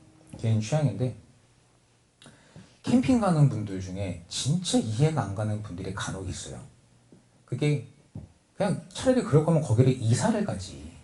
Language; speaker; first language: Korean; native; Korean